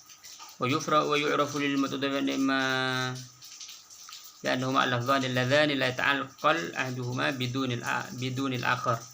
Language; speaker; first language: Arabic; non-native, fluent; Indonesian